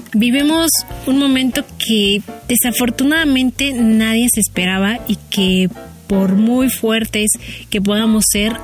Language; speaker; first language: Spanish; native; Spanish